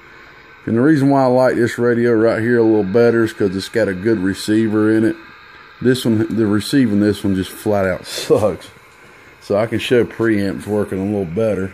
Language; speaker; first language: English; native; English